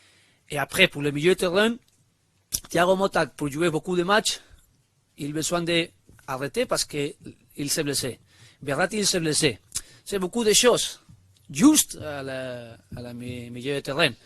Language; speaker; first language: French; non-native, learner; Spanish